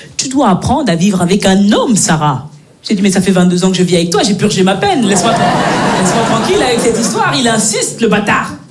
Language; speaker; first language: French; native; French